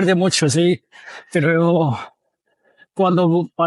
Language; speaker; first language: Spanish; non-native, fluent; Arabic